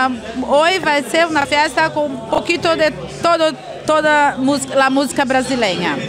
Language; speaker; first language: Spanish; non-native, learner; Portuguese